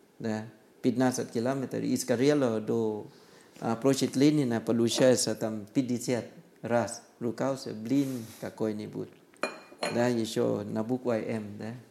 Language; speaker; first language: Russian; non-native, learner; Thai